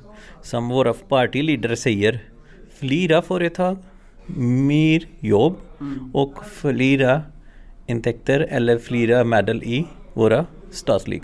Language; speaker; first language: Swedish; non-native, learner; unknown